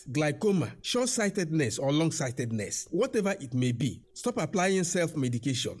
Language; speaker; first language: Nigerian Pidgin; non-native, local second language; Yoruba